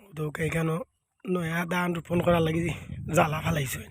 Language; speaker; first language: Bangla; native; Bangla